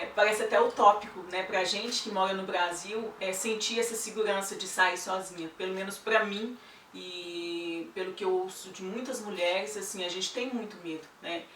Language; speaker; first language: Portuguese; native; Portuguese